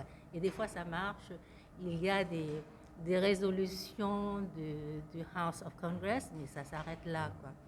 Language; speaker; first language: French; non-native, fluent; Lao